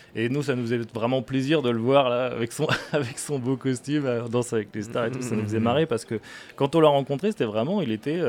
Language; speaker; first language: French; native; French